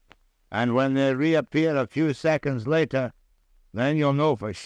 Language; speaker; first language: English; native; English